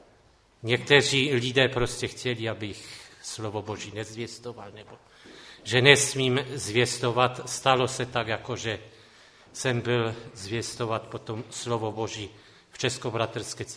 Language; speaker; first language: Czech; non-native, local second language; Polish